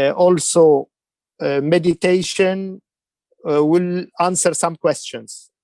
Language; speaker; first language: English; non-native, learner; Arabic